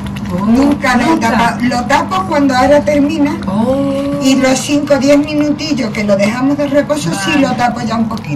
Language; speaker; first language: Spanish; native; Spanish